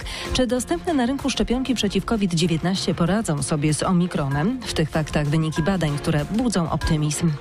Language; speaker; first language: Polish; native; Polish